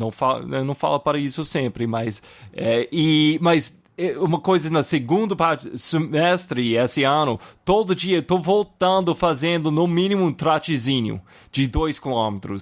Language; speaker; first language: Portuguese; non-native, fluent; English